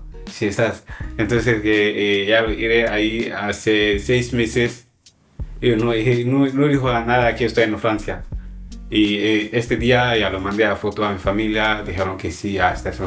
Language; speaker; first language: Spanish; non-native, learner; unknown